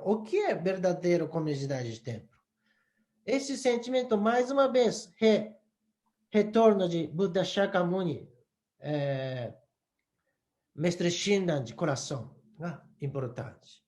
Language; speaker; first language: Portuguese; non-native, learner; Japanese